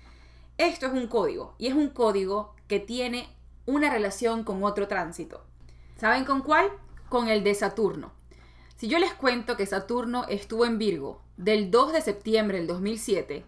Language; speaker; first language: Spanish; native; Spanish